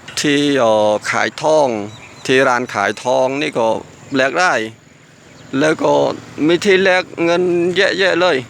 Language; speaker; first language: Thai; non-native, fluent; Khmer